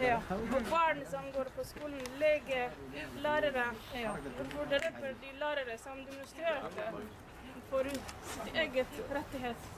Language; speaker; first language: Norwegian; non-native, fluent; Oromo